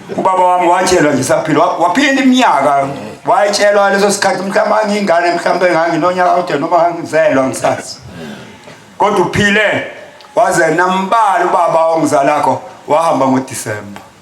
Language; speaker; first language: Zulu; native; Zulu